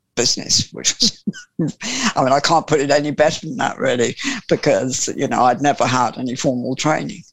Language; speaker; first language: English; native; English